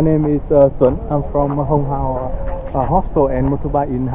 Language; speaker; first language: English; non-native, fluent; Vietnamese